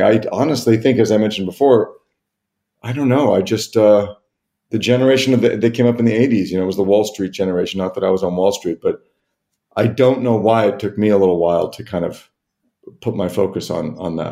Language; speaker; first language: English; native; English